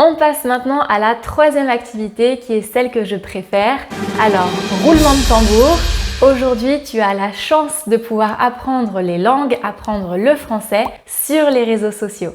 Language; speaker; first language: French; native; French